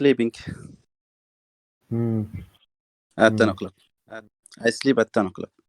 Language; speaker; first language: English; non-native, learner; Arabic